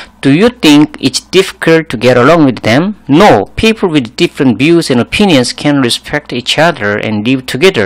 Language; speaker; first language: English; non-native, fluent; Korean